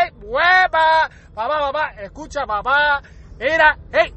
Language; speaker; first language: Spanish; early bilingual, other home language; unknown